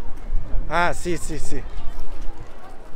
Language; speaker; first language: Italian; non-native, learner; Japanese